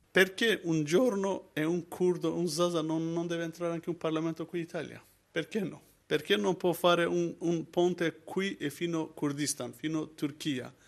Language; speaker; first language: Italian; non-native, learner; Kurdish